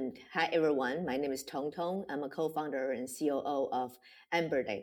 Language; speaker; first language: English; non-native, fluent; Chinese